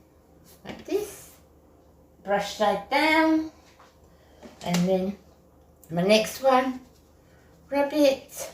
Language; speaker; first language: English; native; English